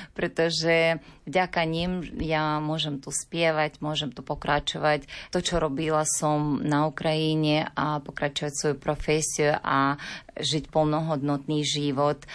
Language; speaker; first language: Slovak; non-native, learner; Ukrainian